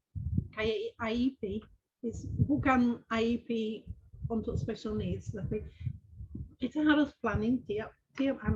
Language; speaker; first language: Indonesian; non-native, fluent; English